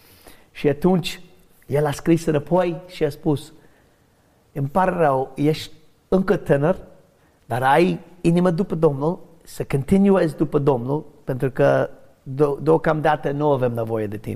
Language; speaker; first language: Romanian; non-native, learner; English